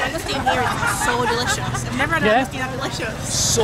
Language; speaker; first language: English; native; English